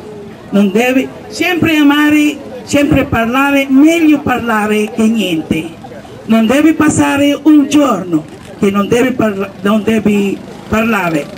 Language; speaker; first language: Italian; non-native, learner; Filipino